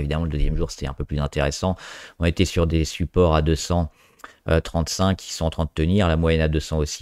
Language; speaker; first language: French; native; French